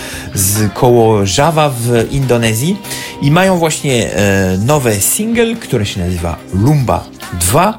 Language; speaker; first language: Polish; non-native, learner; French